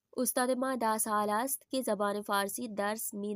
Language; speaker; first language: Persian; non-native, fluent; Urdu